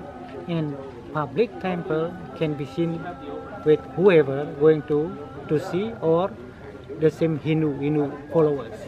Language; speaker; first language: English; non-native, learner; Indonesian